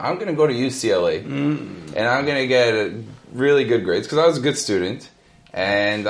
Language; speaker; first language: English; native; English